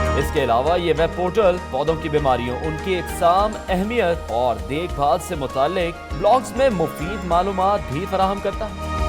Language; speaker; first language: Urdu; native; Urdu